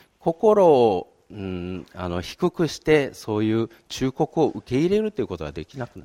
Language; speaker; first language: Japanese; native; Japanese